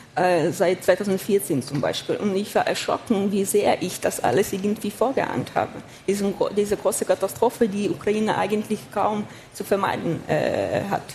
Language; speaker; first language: German; non-native, fluent; Ukrainian